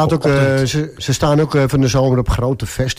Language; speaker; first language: Dutch; native; Dutch